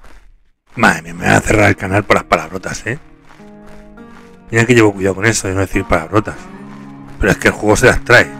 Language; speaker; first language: Spanish; native; Spanish